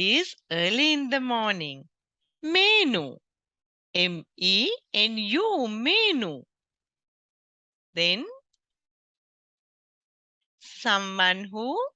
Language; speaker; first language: English; non-native, local second language; Sinhala